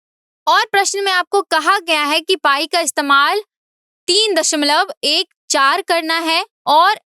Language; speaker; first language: Hindi; native; Hindi